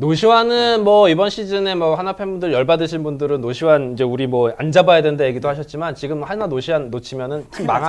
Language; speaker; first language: Korean; native; Korean